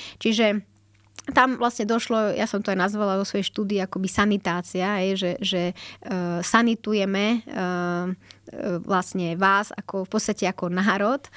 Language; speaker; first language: Slovak; native; Slovak